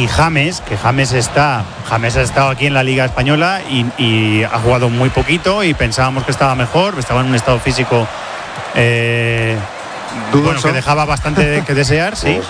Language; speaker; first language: Spanish; native; Spanish